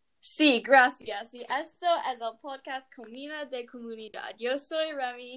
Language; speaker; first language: Spanish; non-native, learner; English